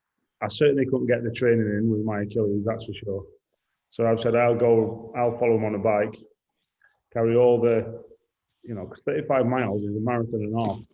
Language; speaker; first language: English; native; English